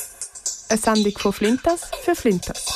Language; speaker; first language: German; native; German